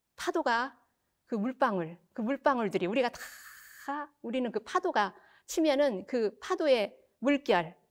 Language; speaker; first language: Korean; native; Korean